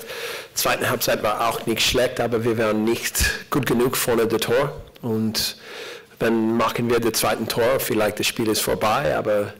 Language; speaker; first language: German; non-native, learner; English